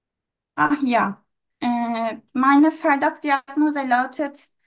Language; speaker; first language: German; non-native, learner; Turkish